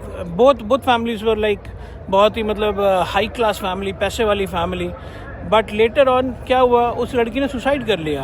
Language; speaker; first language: Hindi; non-native, local second language; Malayalam